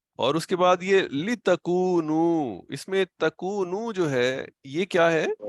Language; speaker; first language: Urdu; native; Urdu